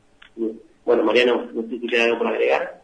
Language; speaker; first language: Spanish; native; Spanish